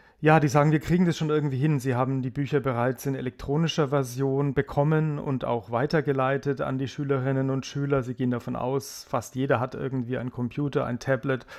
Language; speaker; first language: German; native; German